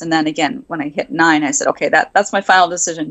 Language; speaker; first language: English; native; English